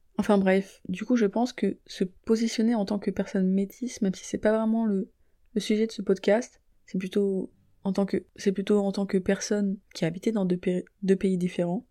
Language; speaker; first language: French; native; French